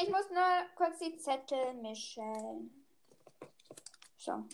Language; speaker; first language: German; native; German